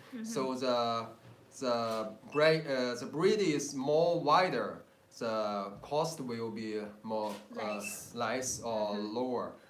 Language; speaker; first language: English; non-native, learner; Chinese